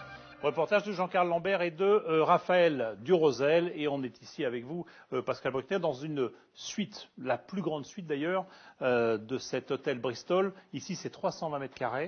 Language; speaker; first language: French; native; French